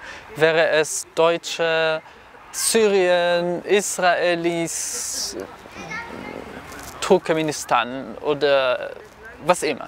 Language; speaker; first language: German; non-native, fluent; Hebrew